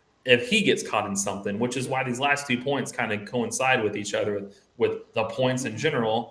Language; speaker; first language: English; native; English